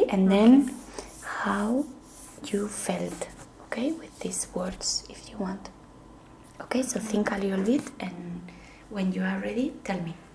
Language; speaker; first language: English; non-native, fluent; Spanish